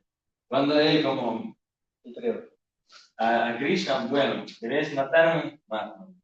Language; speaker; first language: Spanish; non-native, learner; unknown